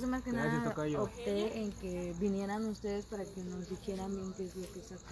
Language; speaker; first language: Spanish; native; Spanish